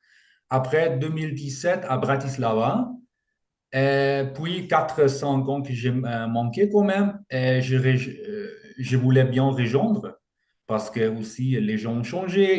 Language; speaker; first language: French; non-native, fluent; German